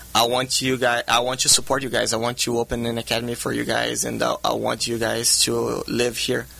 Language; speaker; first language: English; non-native, fluent; Portuguese